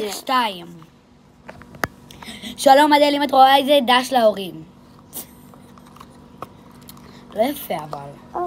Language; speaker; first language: Hebrew; native; Hebrew